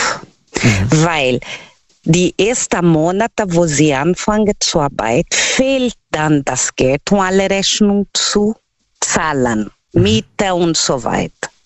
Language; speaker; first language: German; non-native, learner; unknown